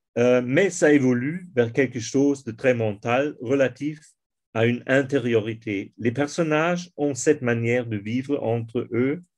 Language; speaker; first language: French; non-native, fluent; German